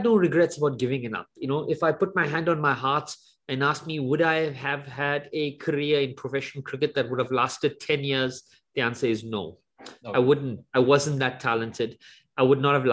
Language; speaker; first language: English; native; English